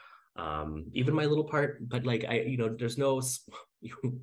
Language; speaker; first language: English; native; English